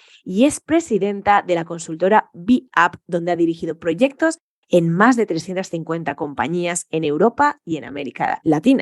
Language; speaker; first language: Spanish; native; Spanish